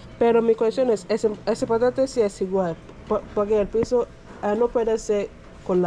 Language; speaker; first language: Spanish; non-native, learner; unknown